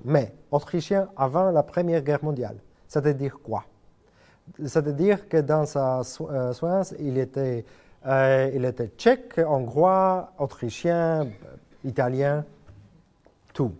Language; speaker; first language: French; non-native, fluent; Polish